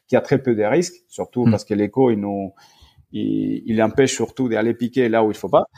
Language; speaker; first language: French; non-native, fluent; Spanish